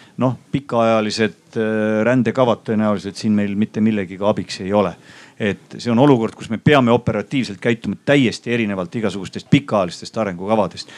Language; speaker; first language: Estonian; native; Estonian